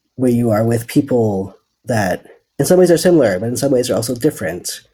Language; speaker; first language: English; non-native, fluent; Dutch